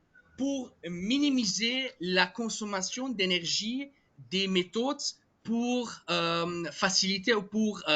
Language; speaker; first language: French; non-native, fluent; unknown